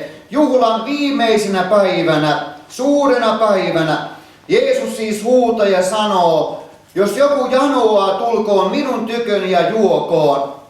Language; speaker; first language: Finnish; native; Finnish